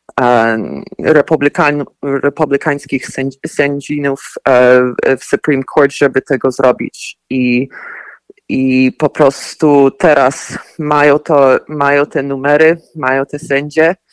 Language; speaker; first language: Polish; early bilingual, heritage; Polish